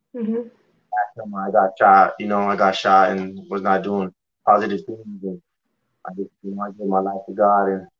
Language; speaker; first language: English; native; English